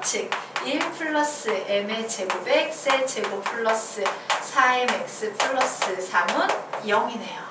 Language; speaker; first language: Korean; native; Korean